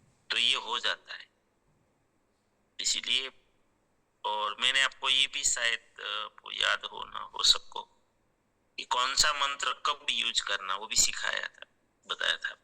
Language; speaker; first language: Hindi; native; Hindi